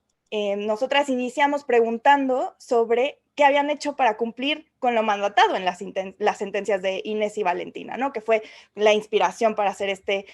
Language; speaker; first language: Spanish; native; Spanish